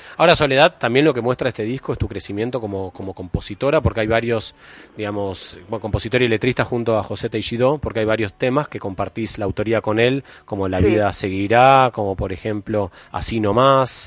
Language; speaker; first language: Spanish; native; Spanish